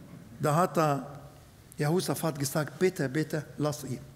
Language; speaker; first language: German; non-native, fluent; Arabic